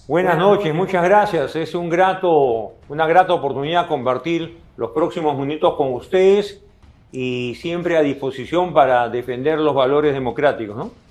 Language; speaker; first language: Spanish; native; Spanish